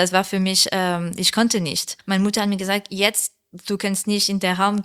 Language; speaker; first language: German; non-native, learner; French